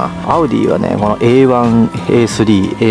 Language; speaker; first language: Japanese; native; Japanese